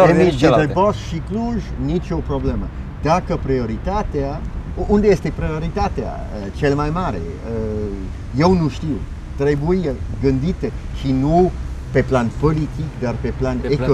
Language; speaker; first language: Romanian; non-native, fluent; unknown